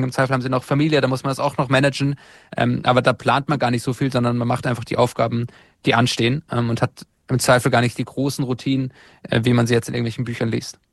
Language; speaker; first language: German; native; German